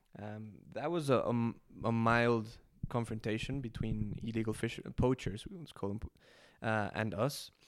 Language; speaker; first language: English; non-native, fluent; Spanish